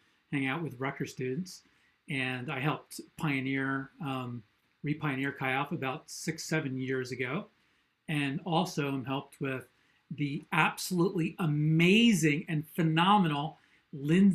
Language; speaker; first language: English; native; English